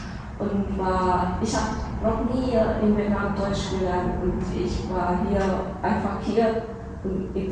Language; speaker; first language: German; non-native, learner; Vietnamese